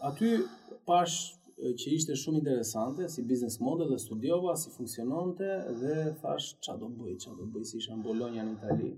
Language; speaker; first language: Albanian; early bilingual, heritage; Albanian